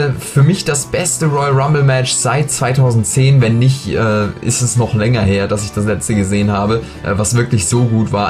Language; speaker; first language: German; native; German